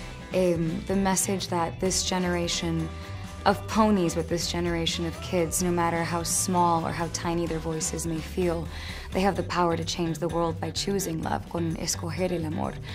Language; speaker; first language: English; early bilingual, other home language; Spanish